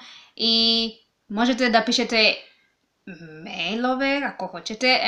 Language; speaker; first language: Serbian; non-native, learner; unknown